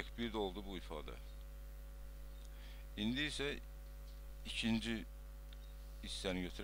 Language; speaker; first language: Azerbaijani; native; Azerbaijani